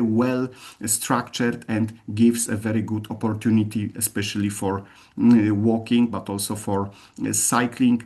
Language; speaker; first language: English; non-native, fluent; Polish